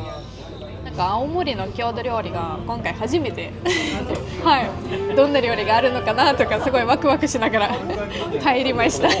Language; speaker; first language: Japanese; non-native, fluent; Russian